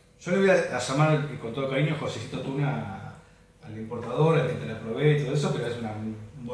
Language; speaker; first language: Spanish; native; Spanish